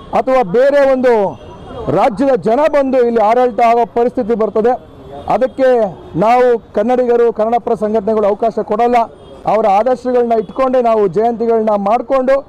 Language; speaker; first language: Kannada; native; Kannada